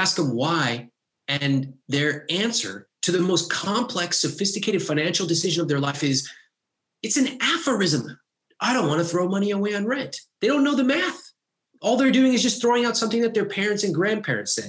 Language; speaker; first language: English; native; English